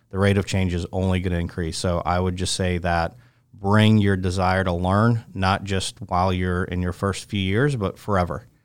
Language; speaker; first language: English; native; English